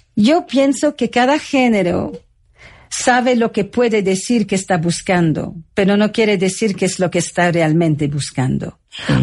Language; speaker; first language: Spanish; non-native, fluent; French